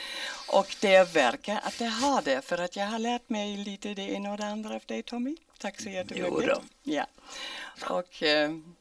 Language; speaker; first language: Swedish; non-native, fluent; German